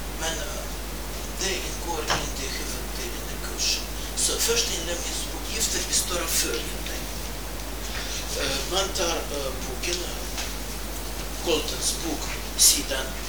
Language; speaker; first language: Swedish; non-native, fluent; Russian